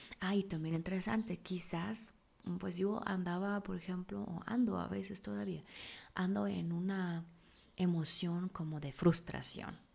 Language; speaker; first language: Spanish; non-native, fluent; German